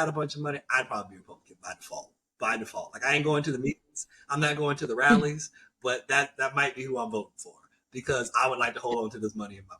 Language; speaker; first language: English; native; English